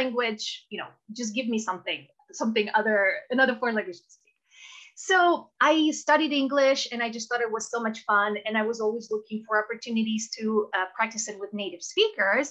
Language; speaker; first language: English; non-native, fluent; Russian